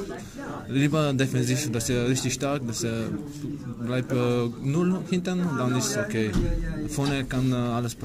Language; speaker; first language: German; non-native, learner; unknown